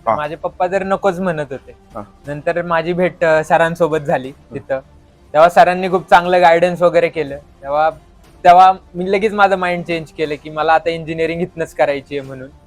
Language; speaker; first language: Marathi; native; Marathi